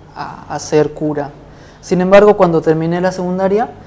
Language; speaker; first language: Spanish; native; Spanish